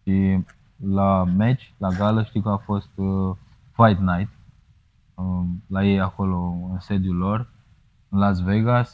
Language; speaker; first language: Romanian; native; Romanian